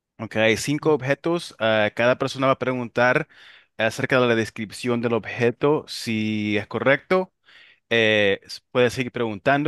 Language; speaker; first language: Spanish; non-native, local second language; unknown